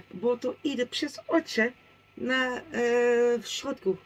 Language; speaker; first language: Polish; non-native, learner; Dutch